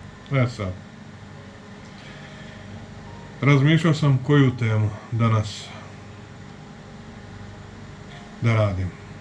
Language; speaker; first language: Serbian; native; Serbian